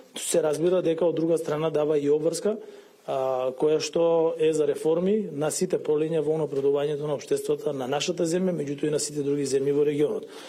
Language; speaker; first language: Macedonian; native; Macedonian